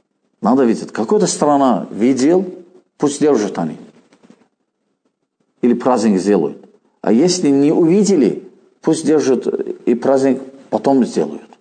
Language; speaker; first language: Russian; non-native, fluent; Azerbaijani